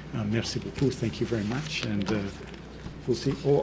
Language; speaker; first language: English; native; English